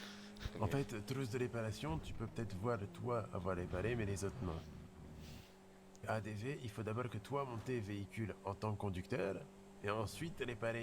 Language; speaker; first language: French; native; French